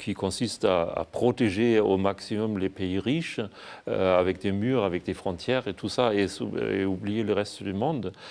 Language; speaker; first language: French; non-native, fluent; German